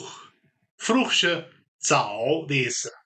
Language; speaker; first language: Chinese; non-native, fluent; Dutch